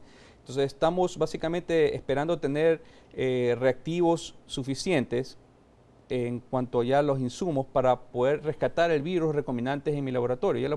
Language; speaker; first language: Spanish; native; Spanish